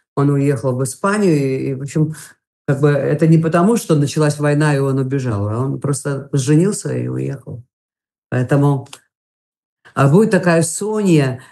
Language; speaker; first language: Russian; non-native, local second language; Latvian